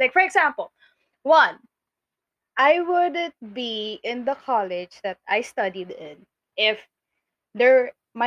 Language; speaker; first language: English; non-native, local second language; Filipino